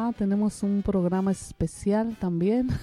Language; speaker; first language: Spanish; native; Spanish